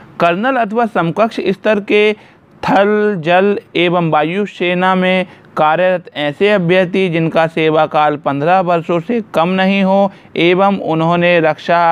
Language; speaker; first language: Hindi; native; Hindi